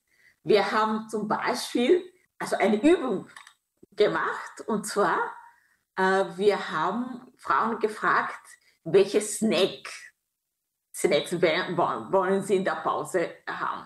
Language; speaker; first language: German; non-native, fluent; Kinyarwanda